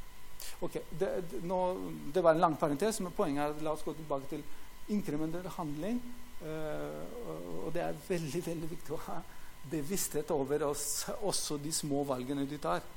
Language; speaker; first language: Norwegian; non-native, fluent; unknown